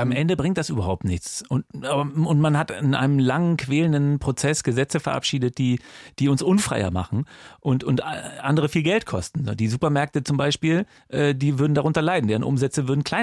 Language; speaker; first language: German; native; German